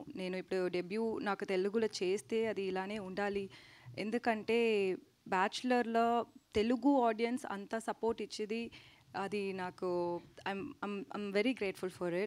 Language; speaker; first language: Telugu; non-native, local second language; Tamil